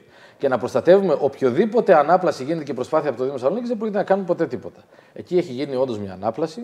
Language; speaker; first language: Greek; native; Greek